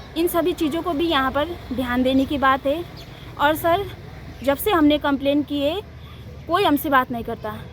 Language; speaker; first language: Hindi; native; Hindi